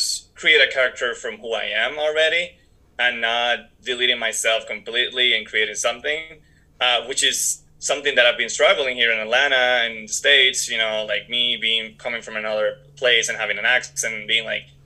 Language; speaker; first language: English; non-native, fluent; Spanish